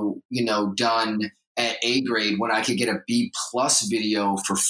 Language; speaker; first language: English; native; English